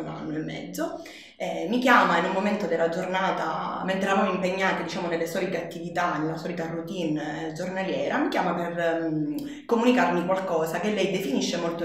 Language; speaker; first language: Italian; native; Italian